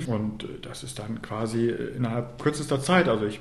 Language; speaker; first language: German; native; German